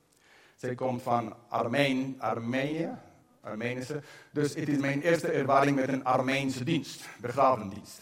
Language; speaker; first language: Dutch; non-native, fluent; English